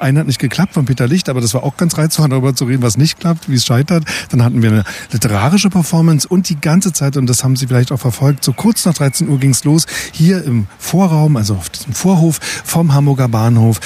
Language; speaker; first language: German; native; German